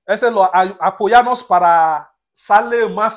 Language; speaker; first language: Spanish; non-native, learner; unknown